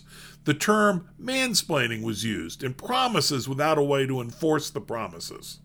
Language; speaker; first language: English; native; English